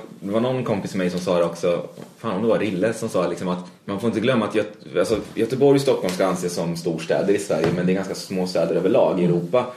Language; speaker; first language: Swedish; native; Swedish